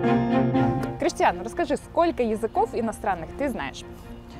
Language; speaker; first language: Russian; native; Russian